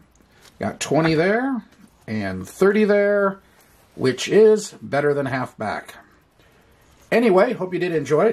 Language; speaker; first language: English; native; English